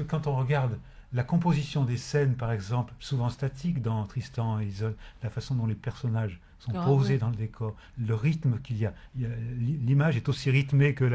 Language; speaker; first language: French; native; French